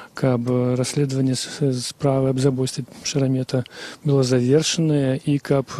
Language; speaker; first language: Russian; non-native, local second language; Belarusian